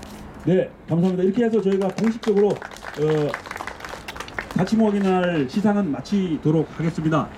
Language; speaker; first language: Korean; native; Korean